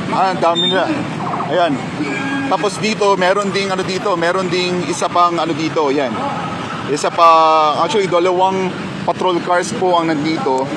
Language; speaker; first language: Filipino; non-native, local second language; Cebuano